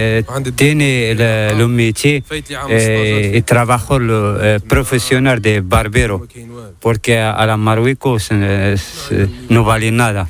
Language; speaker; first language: Spanish; non-native, learner; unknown